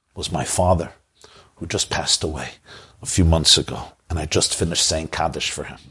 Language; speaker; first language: English; native; English